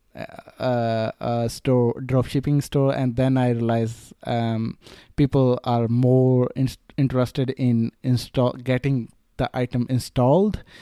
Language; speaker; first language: English; non-native, local second language; Punjabi